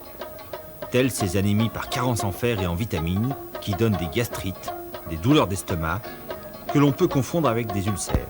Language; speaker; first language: French; native; French